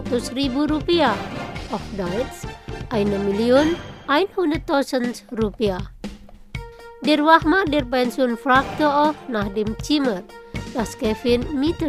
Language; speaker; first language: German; non-native, fluent; Indonesian